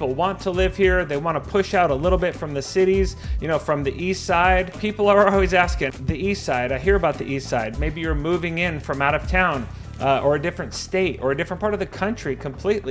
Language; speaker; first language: English; native; English